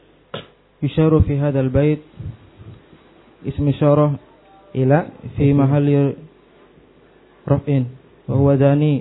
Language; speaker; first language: Arabic; non-native, learner; Indonesian